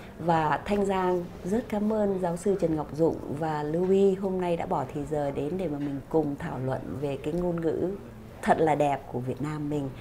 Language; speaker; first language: Vietnamese; native; Vietnamese